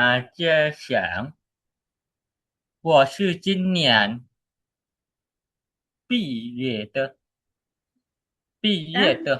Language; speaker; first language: Chinese; non-native, learner; Lao